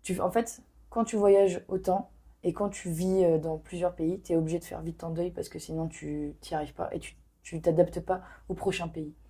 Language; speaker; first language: French; non-native, local second language; Arabic